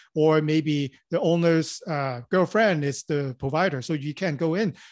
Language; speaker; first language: English; non-native, local second language; Cantonese